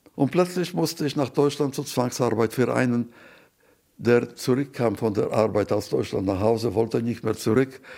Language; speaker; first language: German; non-native, fluent; Yiddish